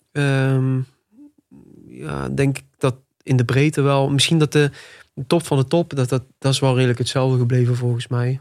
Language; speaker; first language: Dutch; native; Dutch